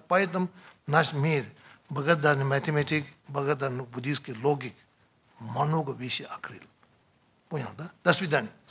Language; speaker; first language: Russian; non-native, learner; Tibetan